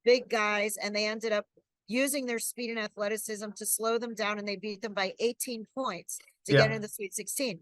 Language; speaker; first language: English; native; English